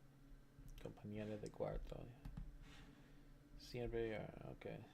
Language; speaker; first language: Spanish; non-native, learner; English